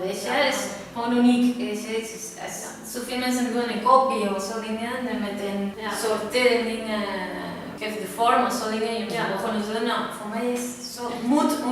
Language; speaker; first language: Dutch; non-native, learner; Spanish